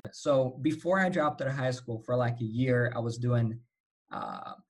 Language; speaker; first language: English; non-native, fluent; Slovak